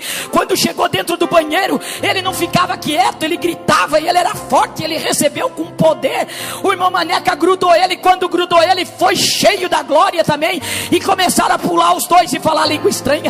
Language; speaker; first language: Portuguese; native; Portuguese